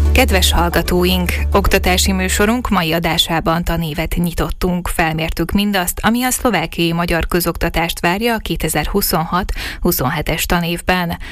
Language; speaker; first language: Hungarian; native; Hungarian